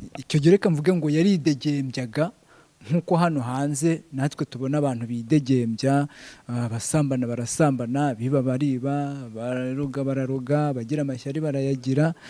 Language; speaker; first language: Kinyarwanda; native; Kinyarwanda